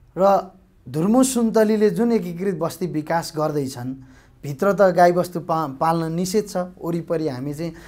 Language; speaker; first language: Nepali; native; Nepali